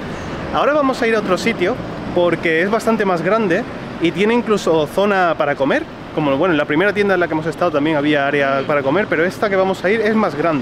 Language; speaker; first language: Spanish; native; Spanish